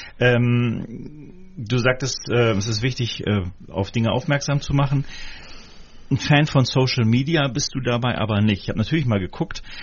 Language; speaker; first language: German; native; German